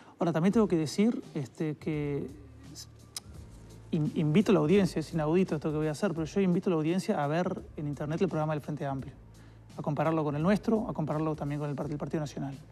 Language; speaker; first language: Spanish; native; Spanish